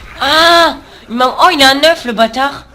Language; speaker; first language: French; native; French